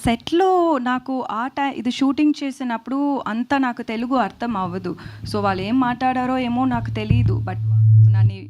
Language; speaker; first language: Telugu; non-native, learner; Tamil